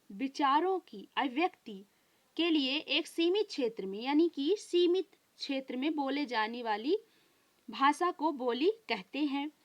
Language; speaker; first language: Hindi; native; Hindi